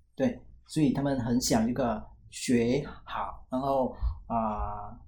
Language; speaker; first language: Chinese; non-native, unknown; Vietnamese